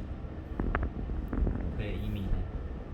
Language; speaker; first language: Japanese; non-native, learner; Vietnamese